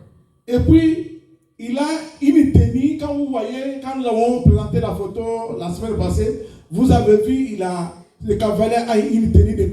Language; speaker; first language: French; non-native, local second language; Lingala